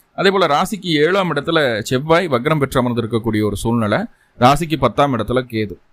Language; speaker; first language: Tamil; native; Tamil